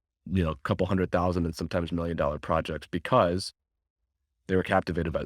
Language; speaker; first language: English; native; English